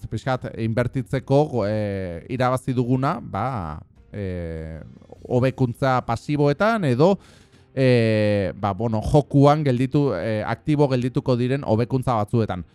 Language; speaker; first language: Basque; non-native, local second language; Spanish